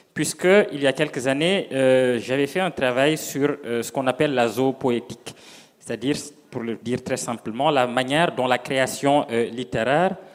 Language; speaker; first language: French; non-native, local second language; Serer